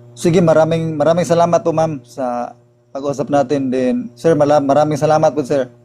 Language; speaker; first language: Filipino; non-native, local second language; Cebuano